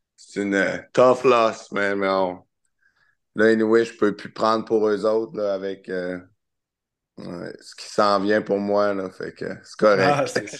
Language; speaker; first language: French; native; French